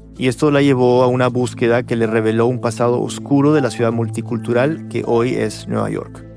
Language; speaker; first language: Spanish; early bilingual, heritage; Spanish